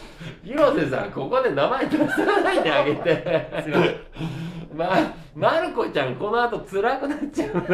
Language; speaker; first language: Japanese; native; Japanese